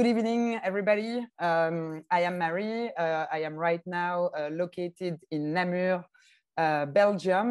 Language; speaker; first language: English; non-native, fluent; French